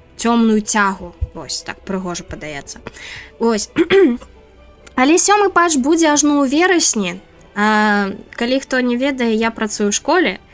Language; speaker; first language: Belarusian; non-native, local second language; Russian